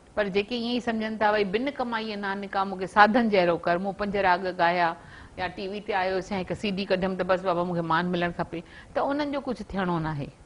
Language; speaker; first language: Sindhi; early bilingual, heritage; Sindhi